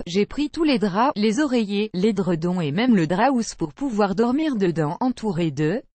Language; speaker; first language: French; native; French